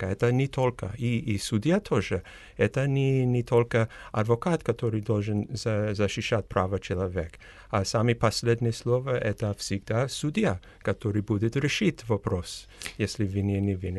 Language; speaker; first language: Russian; non-native, fluent; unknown